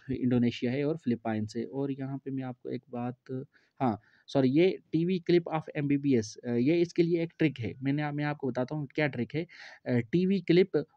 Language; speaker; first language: Hindi; non-native, local second language; Kashmiri